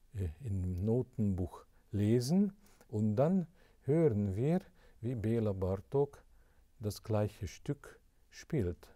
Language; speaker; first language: German; non-native, fluent; Hungarian